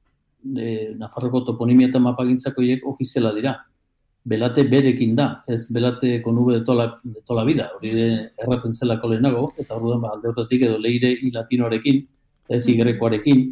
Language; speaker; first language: Basque; native; Basque